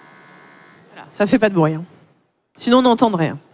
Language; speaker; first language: French; native; French